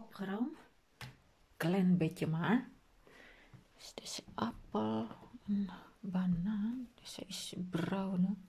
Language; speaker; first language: Dutch; non-native, learner; Indonesian